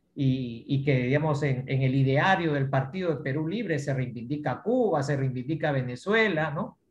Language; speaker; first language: Spanish; native; Spanish